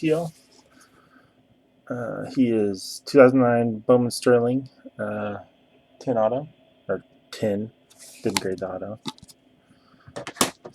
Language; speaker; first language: English; native; English